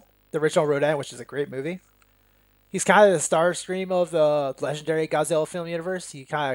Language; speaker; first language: English; native; English